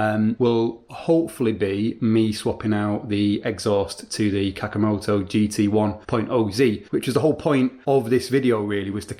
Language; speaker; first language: English; native; English